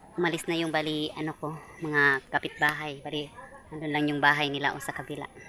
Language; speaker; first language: Filipino; non-native, local second language; Cebuano